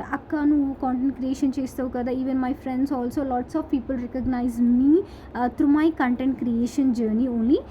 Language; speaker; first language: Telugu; non-native, local second language; Urdu